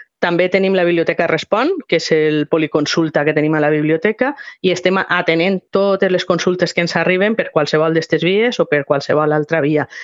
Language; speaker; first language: Catalan; native; Catalan